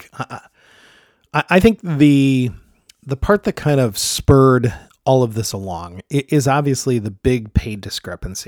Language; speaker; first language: English; native; English